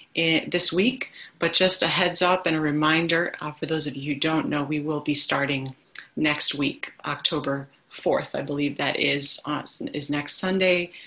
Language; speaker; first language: English; native; English